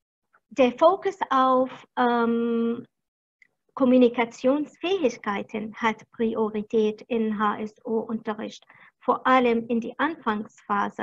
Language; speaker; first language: German; non-native, fluent; Arabic